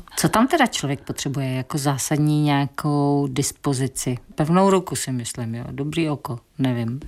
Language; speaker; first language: Czech; native; Czech